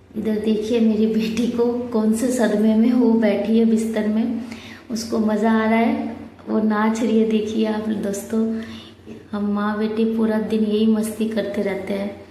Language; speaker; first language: Hindi; non-native, local second language; Bangla